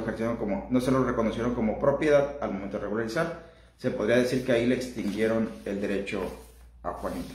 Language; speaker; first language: Spanish; native; Spanish